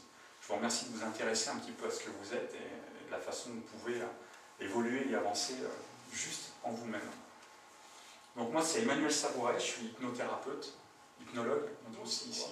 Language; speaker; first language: French; native; French